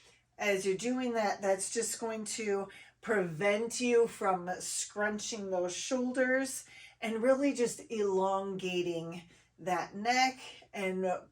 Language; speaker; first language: English; native; English